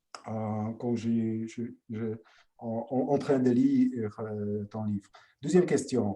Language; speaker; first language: French; non-native, fluent; Polish